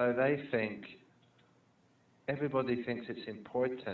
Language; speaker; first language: English; non-native, fluent; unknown